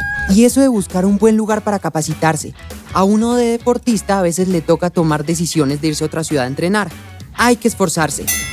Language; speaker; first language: Spanish; native; Spanish